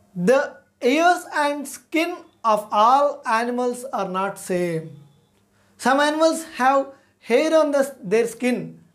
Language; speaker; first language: English; non-native, local second language; Telugu